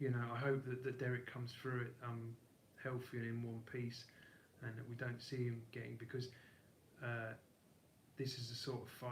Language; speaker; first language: English; native; English